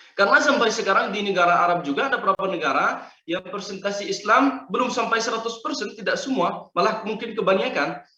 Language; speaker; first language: Indonesian; non-native, fluent; Arabic